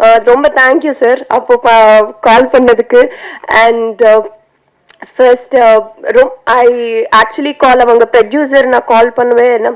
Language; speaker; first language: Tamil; non-native, learner; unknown